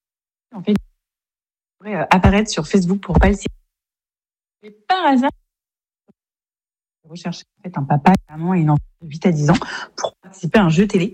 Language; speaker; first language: French; native; French